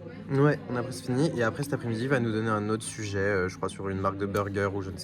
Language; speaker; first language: French; native; French